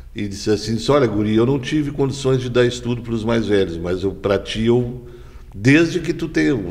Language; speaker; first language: Portuguese; native; Portuguese